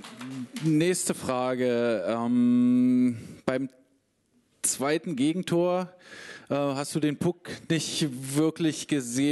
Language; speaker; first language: German; native; German